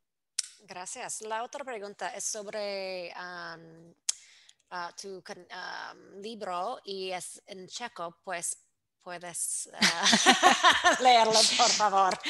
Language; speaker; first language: Spanish; non-native, fluent; English